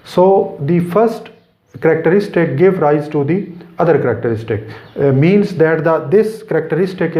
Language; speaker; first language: English; non-native, local second language; Urdu